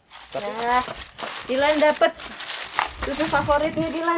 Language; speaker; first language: Indonesian; native; Indonesian